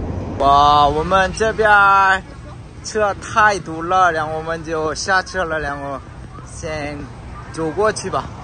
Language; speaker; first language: Chinese; non-native, fluent; Korean